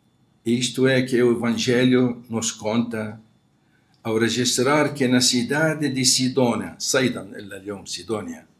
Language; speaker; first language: Portuguese; non-native, fluent; Arabic